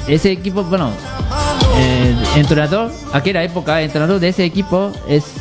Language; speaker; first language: Spanish; non-native, learner; Japanese